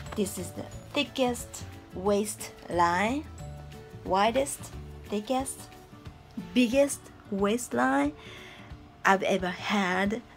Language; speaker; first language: English; non-native, fluent; Japanese